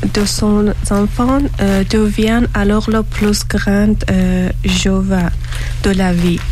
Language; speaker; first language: French; non-native, learner; Persian